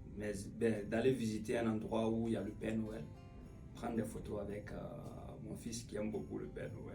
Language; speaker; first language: French; non-native, fluent; Spanish